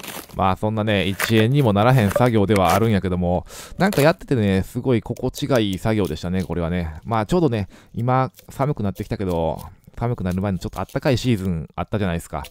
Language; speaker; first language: Japanese; native; Japanese